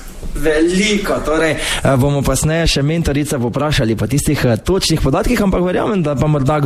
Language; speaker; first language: Slovenian; native; Slovenian